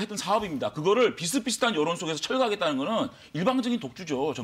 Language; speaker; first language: Korean; native; Korean